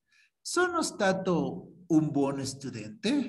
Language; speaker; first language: Italian; non-native, fluent; Spanish